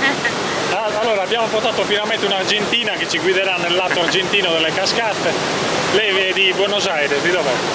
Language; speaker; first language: Italian; native; Italian